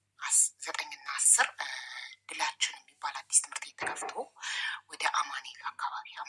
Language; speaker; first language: Amharic; native; Amharic